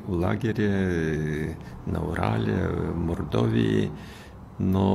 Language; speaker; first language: Russian; non-native, fluent; Lithuanian